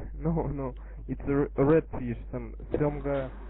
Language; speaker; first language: English; non-native, learner; Russian